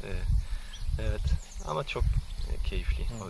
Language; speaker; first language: Turkish; non-native, fluent; French